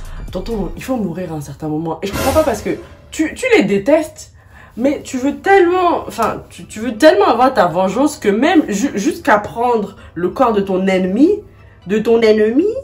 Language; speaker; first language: French; native; French